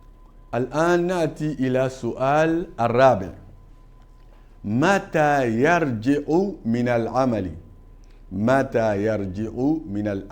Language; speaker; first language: Arabic; non-native, fluent; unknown